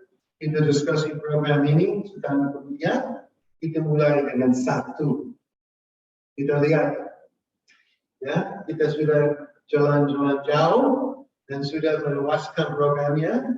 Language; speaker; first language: Indonesian; non-native, fluent; English